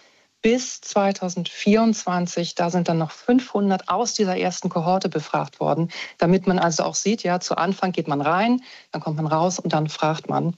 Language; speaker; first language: German; native; German